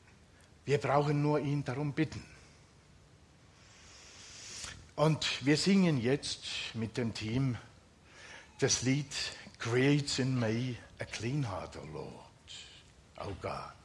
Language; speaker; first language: German; non-native, fluent; Finnish